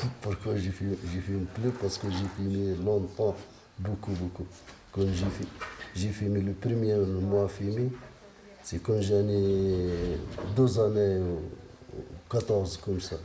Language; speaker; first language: French; non-native, learner; Arabic